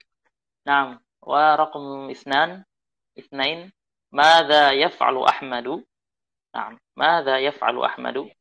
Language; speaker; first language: Arabic; non-native, fluent; Indonesian